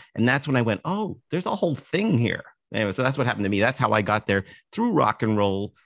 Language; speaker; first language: English; native; English